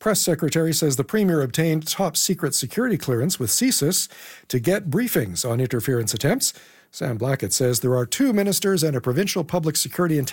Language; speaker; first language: English; native; English